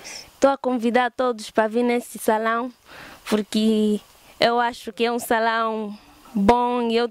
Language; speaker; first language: Portuguese; early bilingual, heritage; Portuguese